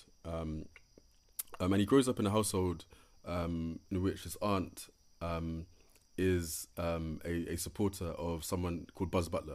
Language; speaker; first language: English; native; English